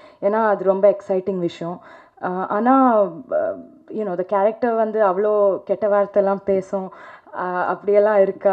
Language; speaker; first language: Tamil; non-native, fluent; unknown